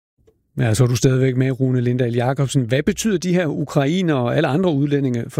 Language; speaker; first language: Danish; native; Danish